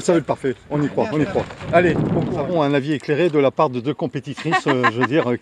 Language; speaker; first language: French; native; French